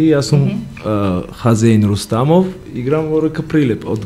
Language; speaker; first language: Macedonian; non-native, learner; Georgian